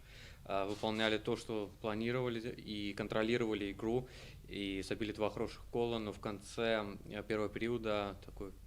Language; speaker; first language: Russian; native; Russian